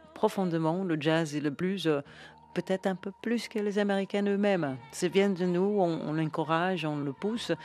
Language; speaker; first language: French; non-native, fluent; English